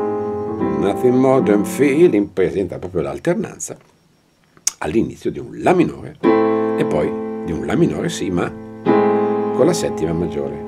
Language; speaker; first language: Italian; native; Italian